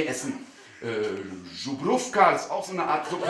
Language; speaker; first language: German; native; German